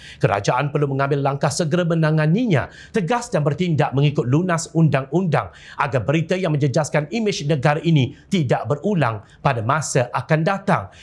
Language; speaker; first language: Malay; native; Malay